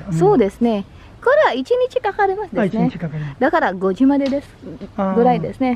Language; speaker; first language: Japanese; non-native, learner; Filipino